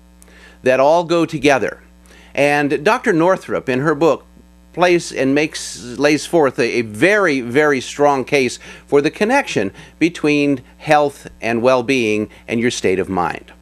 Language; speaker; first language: English; native; English